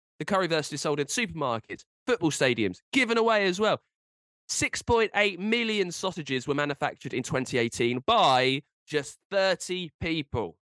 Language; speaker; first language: English; native; English